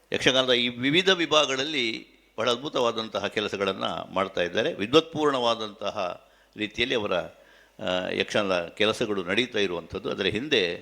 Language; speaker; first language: Kannada; native; Kannada